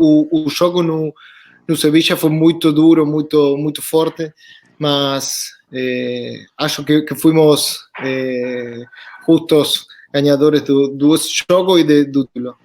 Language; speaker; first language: Portuguese; non-native, fluent; Spanish